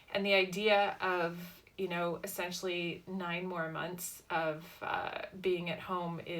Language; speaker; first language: English; native; English